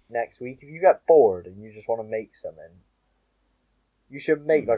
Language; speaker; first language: English; native; English